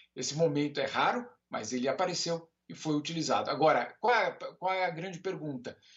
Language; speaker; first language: Portuguese; native; Portuguese